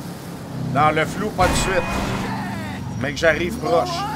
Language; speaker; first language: French; native; French